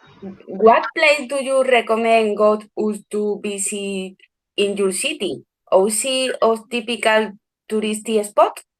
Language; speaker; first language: English; non-native, learner; Spanish